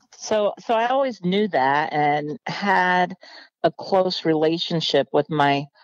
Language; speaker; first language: English; native; English